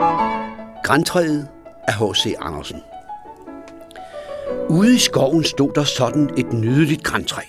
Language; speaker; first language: Danish; native; Danish